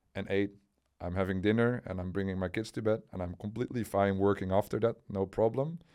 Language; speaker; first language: English; non-native, fluent; Dutch